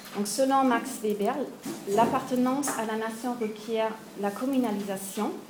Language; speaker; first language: French; non-native, fluent; German